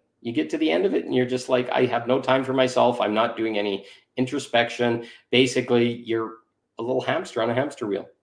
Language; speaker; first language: English; native; English